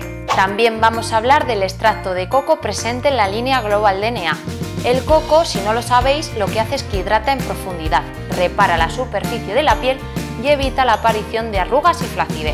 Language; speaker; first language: Spanish; native; Spanish